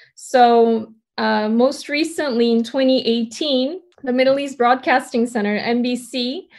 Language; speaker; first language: English; early bilingual, other home language; Turkish